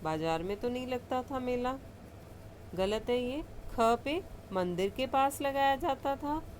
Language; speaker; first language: Hindi; non-native, local second language; Punjabi